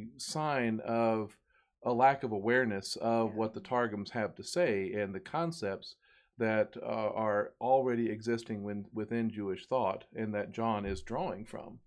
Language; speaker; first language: English; native; English